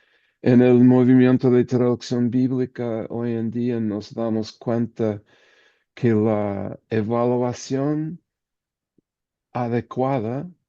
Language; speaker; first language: Spanish; non-native, fluent; English